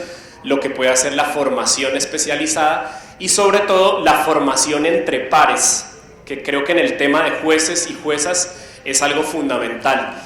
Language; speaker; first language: Spanish; native; Spanish